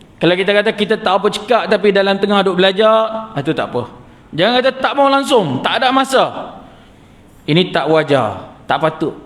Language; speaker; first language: Malay; native; Malay